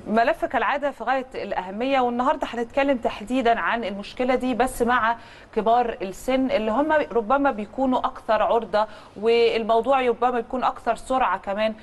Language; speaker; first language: Egyptian Arabic; native; Egyptian Arabic